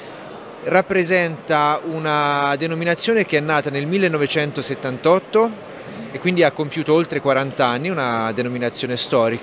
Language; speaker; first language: Italian; native; Italian